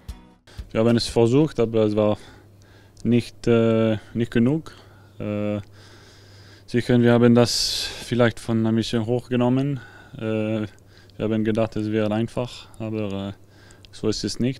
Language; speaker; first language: German; non-native, learner; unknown